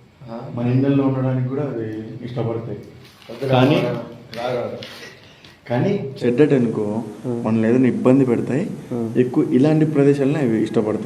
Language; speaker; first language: Telugu; native; Telugu